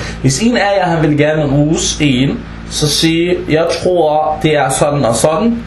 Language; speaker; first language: Danish; non-native, fluent; Arabic